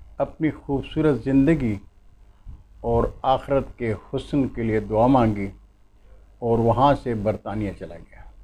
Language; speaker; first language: Urdu; non-native, local second language; Pashto